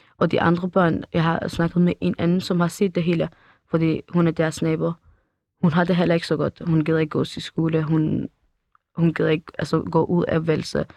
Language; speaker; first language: Danish; early bilingual, other home language; Kurdish